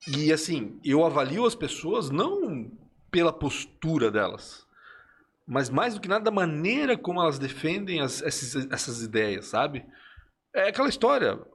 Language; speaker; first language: Portuguese; early bilingual, other home language; Spanish